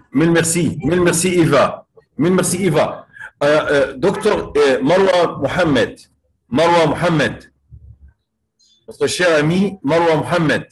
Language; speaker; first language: French; non-native, fluent; Arabic